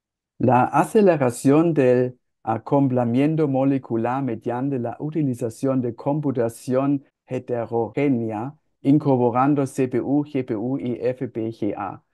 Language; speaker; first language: Spanish; non-native, fluent; German